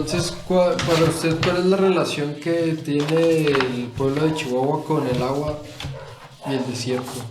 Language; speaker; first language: Spanish; native; Spanish